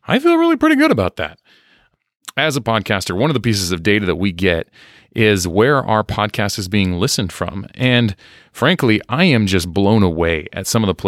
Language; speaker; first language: English; native; English